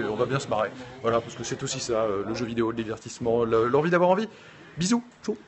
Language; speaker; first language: French; native; French